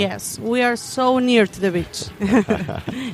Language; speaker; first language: English; non-native, learner; Spanish